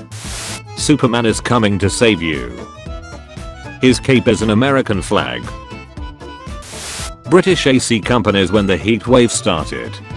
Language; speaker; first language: English; native; English